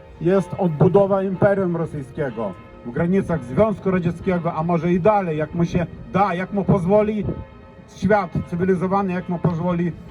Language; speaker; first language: Polish; non-native, fluent; Ukrainian